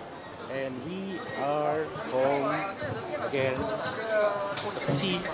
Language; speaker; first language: English; non-native, local second language; Filipino